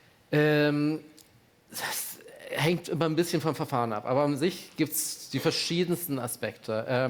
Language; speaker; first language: German; native; German